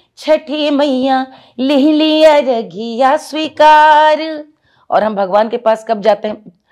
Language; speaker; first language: Hindi; native; Hindi